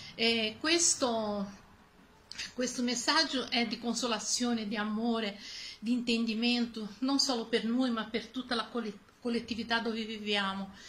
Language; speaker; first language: Italian; non-native, fluent; Portuguese